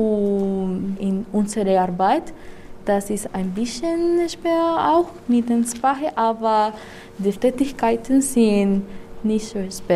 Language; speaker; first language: German; non-native, learner; Spanish